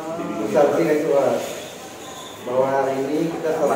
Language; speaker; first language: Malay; non-native, local second language; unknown